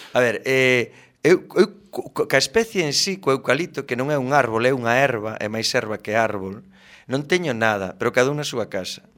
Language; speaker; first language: Galician; native; Galician